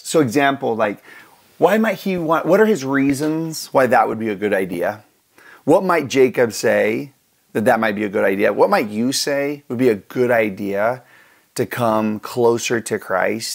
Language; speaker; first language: English; native; English